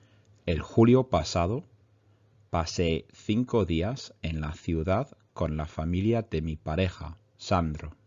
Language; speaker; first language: Spanish; non-native, fluent; English